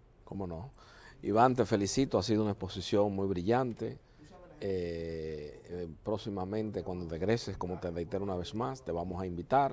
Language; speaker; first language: Spanish; native; Spanish